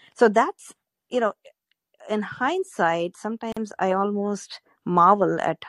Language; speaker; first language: English; non-native, local second language; Gujarati